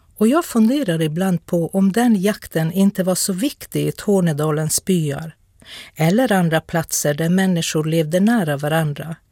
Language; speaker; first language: Swedish; non-native, local second language; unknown